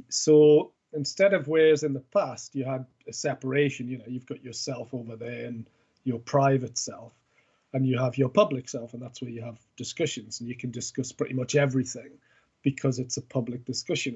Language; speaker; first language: English; native; English